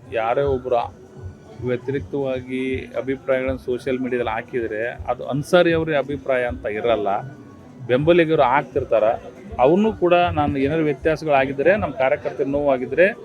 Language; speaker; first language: Kannada; native; Kannada